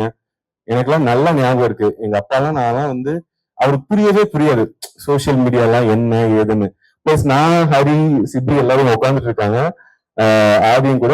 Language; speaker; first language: Tamil; native; Tamil